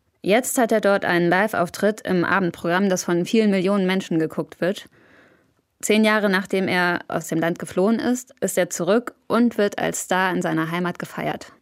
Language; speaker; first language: German; native; German